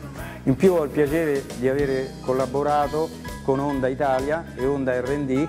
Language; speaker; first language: Italian; native; Italian